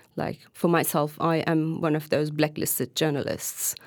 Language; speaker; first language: English; non-native, fluent; Turkish